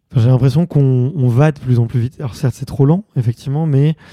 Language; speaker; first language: French; native; French